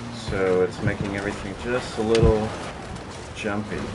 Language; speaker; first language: English; native; English